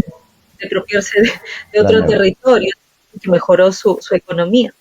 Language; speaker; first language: Spanish; native; Spanish